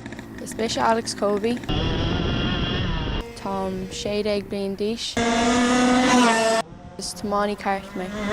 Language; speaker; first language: Irish; non-native, local second language; English